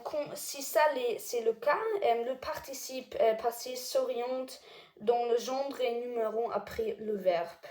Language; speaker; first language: French; non-native, learner; German